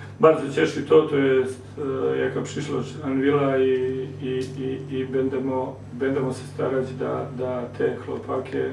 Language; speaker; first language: Polish; non-native, learner; Serbian